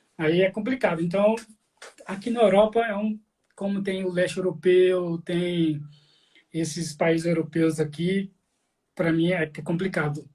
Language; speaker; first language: Portuguese; native; Portuguese